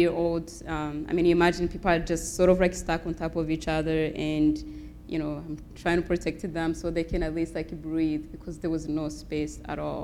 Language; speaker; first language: English; non-native, local second language; Kinyarwanda